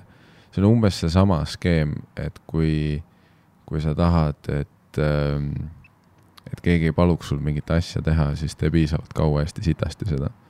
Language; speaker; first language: Estonian; native; Estonian